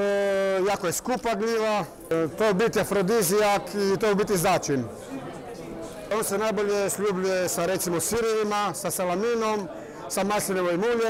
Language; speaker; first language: Croatian; native; Croatian